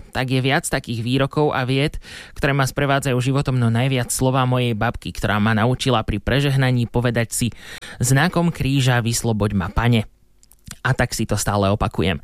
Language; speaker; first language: Slovak; native; Slovak